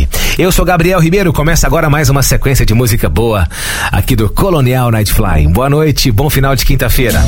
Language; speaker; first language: Portuguese; native; Portuguese